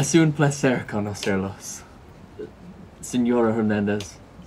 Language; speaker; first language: Spanish; non-native, learner; English